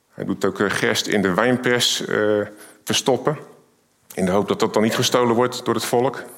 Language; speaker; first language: Dutch; native; Dutch